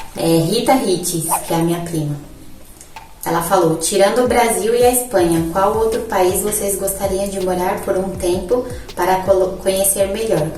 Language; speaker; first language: Portuguese; native; Portuguese